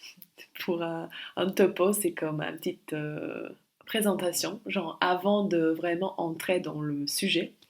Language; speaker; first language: French; non-native, fluent; Slovak